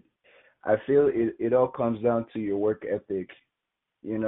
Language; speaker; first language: English; non-native, local second language; Igbo